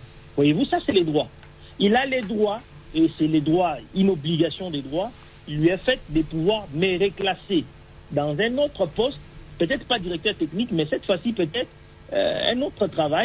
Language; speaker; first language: French; non-native, local second language; Swahili